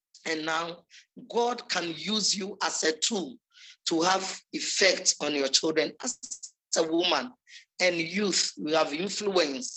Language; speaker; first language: English; non-native, local second language; Akan